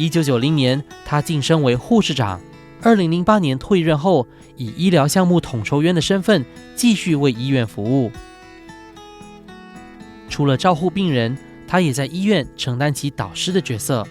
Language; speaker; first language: Chinese; native; Chinese